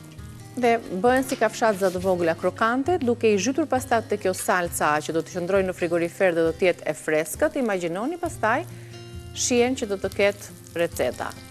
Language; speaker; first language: Albanian; native; Albanian